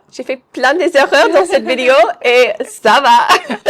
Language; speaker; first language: French; non-native, fluent; English